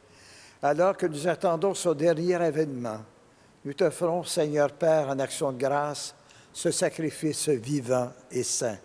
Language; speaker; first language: French; native; French